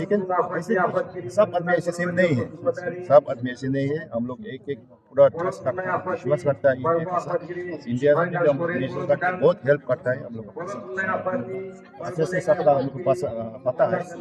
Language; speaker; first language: Hindi; non-native, learner; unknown